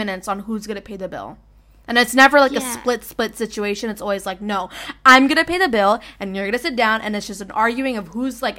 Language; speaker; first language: English; native; English